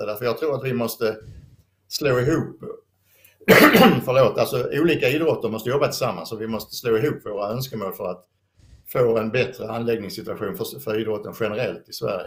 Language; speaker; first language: Swedish; native; Swedish